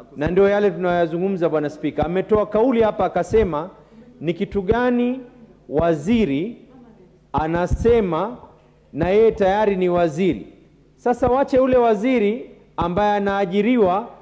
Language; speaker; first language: Swahili; native; Swahili